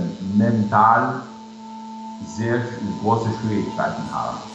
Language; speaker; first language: German; non-native, fluent; Portuguese